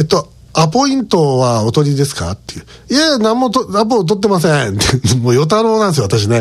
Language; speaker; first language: Japanese; native; Japanese